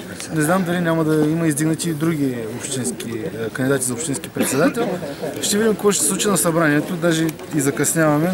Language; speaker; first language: Bulgarian; native; Bulgarian